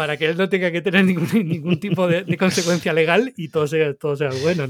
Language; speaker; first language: Spanish; native; Spanish